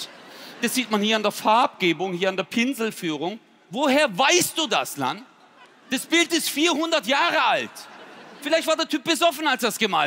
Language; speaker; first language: German; early bilingual, other home language; Turkish